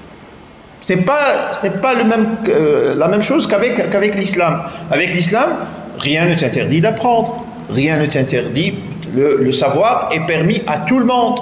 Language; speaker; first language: French; non-native, local second language; Arabic